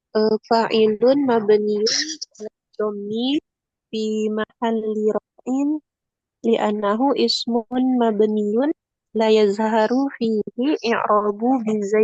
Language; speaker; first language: Arabic; non-native, learner; Indonesian